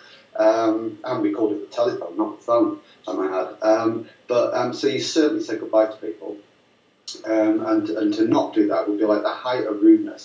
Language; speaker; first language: English; native; English